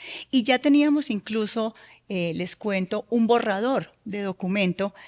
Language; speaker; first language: Spanish; native; Spanish